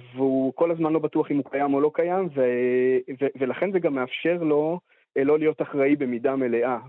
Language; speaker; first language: Hebrew; native; Hebrew